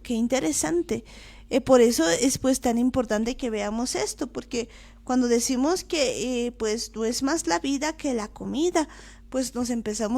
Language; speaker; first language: Spanish; native; Spanish